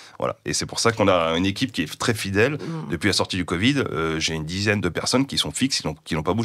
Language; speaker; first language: French; native; French